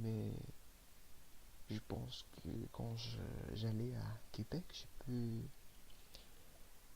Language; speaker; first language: French; non-native, learner; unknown